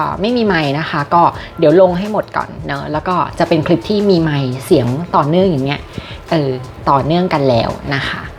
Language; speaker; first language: Thai; native; Thai